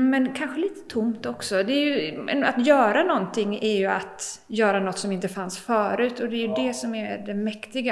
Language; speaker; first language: Swedish; native; Swedish